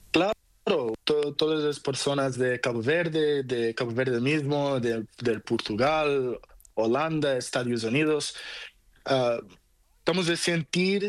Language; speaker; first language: Spanish; non-native, learner; Portuguese